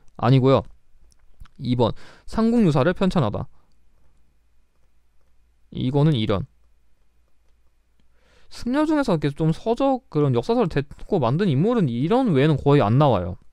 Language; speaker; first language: Korean; native; Korean